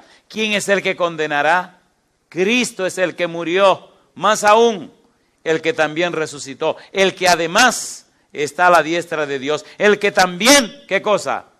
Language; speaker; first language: Spanish; native; Spanish